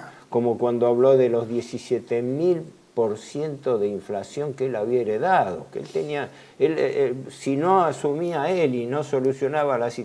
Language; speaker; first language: Spanish; native; Spanish